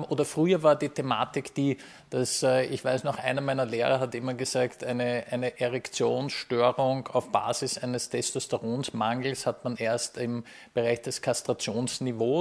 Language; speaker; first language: German; native; German